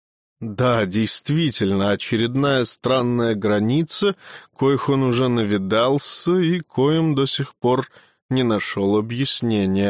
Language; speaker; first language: Russian; native; Russian